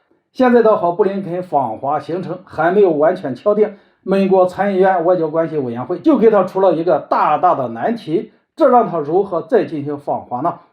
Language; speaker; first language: Chinese; native; Chinese